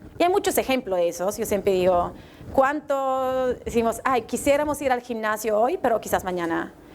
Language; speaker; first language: Spanish; non-native, fluent; Italian